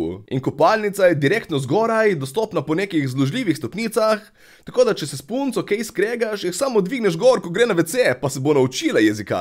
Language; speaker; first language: Slovenian; native; Slovenian